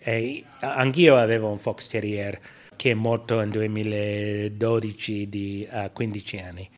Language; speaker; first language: Italian; non-native, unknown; English